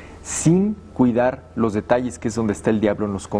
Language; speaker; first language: Spanish; native; Spanish